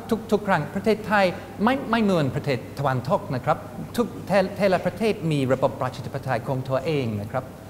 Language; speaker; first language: Thai; non-native, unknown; English